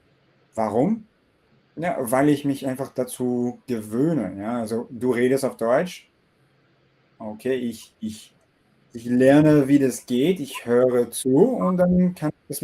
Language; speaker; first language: German; non-native, fluent; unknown